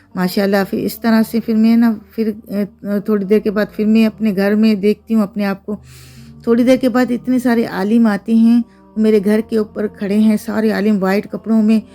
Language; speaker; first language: Urdu; native; Urdu